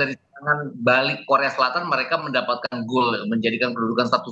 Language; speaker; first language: Indonesian; native; Indonesian